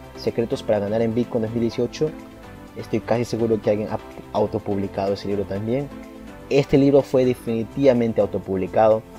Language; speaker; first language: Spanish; native; Spanish